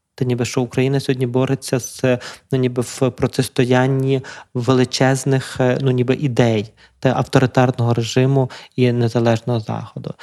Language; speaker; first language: Ukrainian; native; Ukrainian